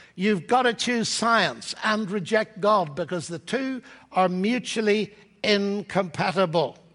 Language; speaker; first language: English; native; English